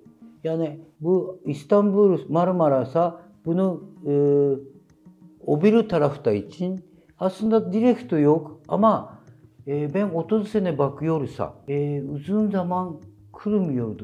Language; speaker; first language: Turkish; non-native, fluent; Japanese